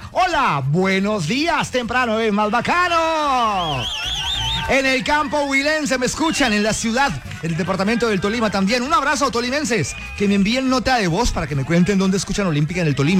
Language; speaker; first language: Spanish; native; Spanish